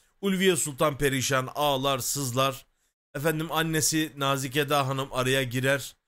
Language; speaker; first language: Turkish; native; Turkish